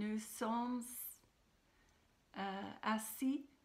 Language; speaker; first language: French; non-native, fluent; English